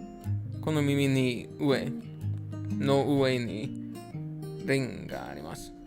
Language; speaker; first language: Japanese; non-native, learner; English